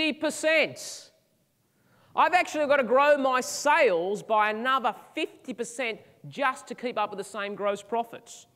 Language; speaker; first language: English; native; English